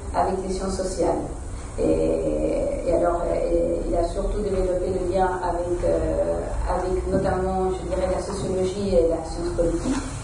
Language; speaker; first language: French; non-native, fluent; Spanish